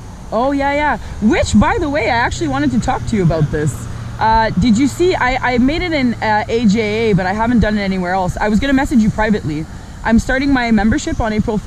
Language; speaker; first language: English; non-native, fluent; French